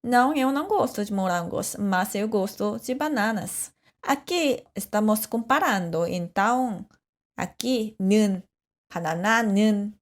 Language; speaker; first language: Portuguese; non-native, fluent; Korean